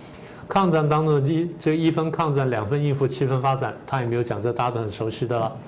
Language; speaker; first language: Chinese; native; Chinese